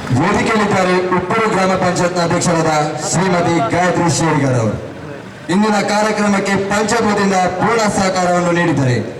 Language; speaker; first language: Kannada; non-native, local second language; Konkani